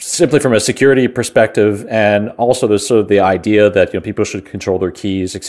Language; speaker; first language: English; native; English